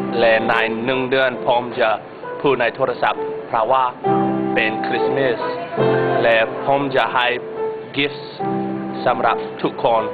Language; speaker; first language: Thai; non-native, learner; English